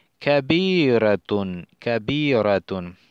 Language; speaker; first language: Arabic; non-native, learner; Spanish